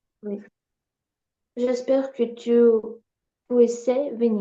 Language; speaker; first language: French; non-native, learner; Ukrainian